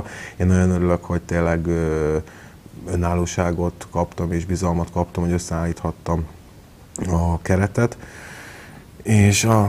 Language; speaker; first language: Hungarian; native; Hungarian